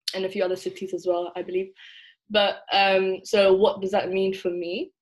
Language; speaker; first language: English; native; English